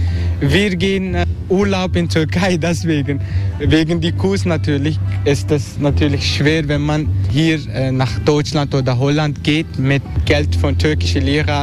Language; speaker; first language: German; non-native, learner; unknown